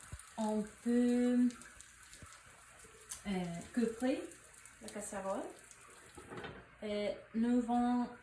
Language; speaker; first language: French; non-native, learner; Spanish